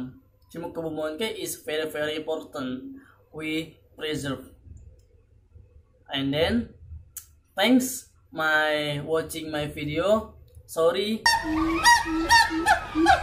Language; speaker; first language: English; non-native, learner; Indonesian